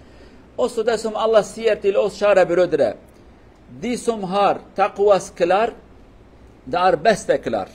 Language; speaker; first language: Swedish; non-native, learner; Kurdish